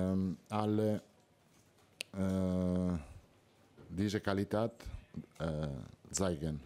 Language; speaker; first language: German; non-native, fluent; Italian